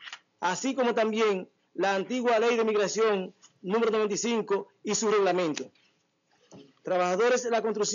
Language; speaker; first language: Spanish; native; Spanish